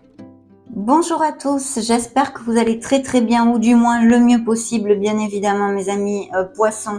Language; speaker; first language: French; native; French